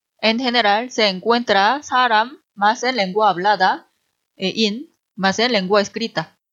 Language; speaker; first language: Spanish; non-native, fluent; Korean